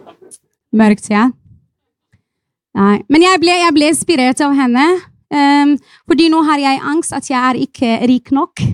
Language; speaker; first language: Norwegian; non-native, fluent; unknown